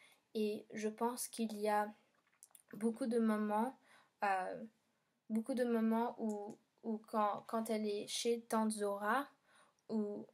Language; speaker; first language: French; non-native, learner; English